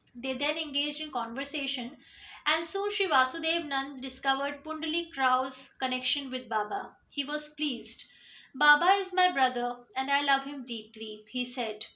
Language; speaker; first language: English; non-native, local second language; Hindi